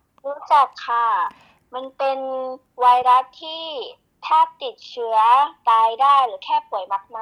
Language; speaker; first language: Thai; early bilingual, heritage; Thai